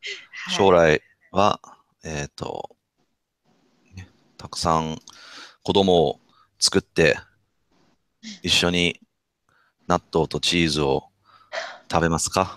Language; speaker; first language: Japanese; non-native, fluent; English